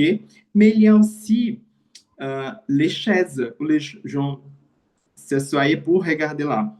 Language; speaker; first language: French; non-native, learner; Portuguese